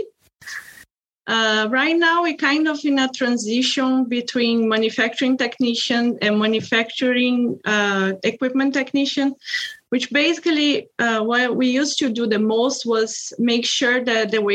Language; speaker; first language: English; non-native, fluent; Portuguese